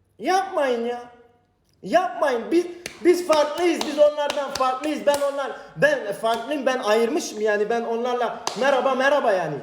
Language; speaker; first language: Turkish; non-native, local second language; Kurdish